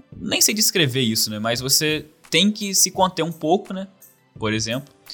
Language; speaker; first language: Portuguese; native; Portuguese